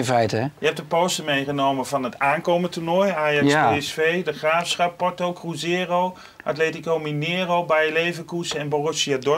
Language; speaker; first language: Dutch; native; Dutch